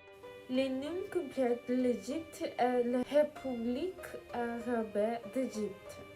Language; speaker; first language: French; non-native, learner; Portuguese